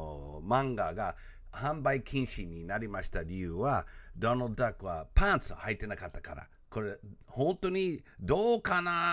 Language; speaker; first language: Japanese; non-native, fluent; English